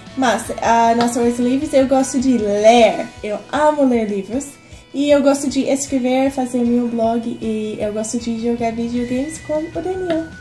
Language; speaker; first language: Portuguese; non-native, fluent; English